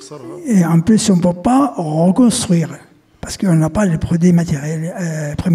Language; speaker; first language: French; non-native, fluent; Arabic